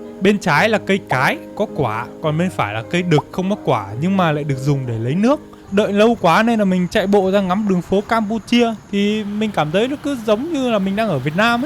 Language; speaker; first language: Vietnamese; native; Vietnamese